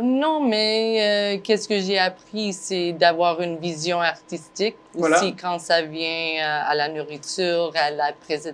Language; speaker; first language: French; non-native, fluent; English